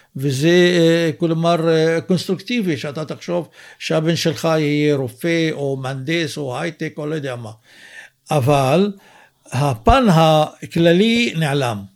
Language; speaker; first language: Hebrew; non-native, local second language; Arabic